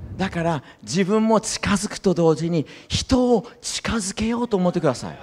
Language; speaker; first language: Japanese; early bilingual, heritage; Japanese